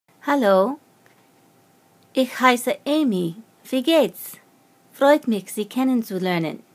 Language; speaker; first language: German; non-native, learner; English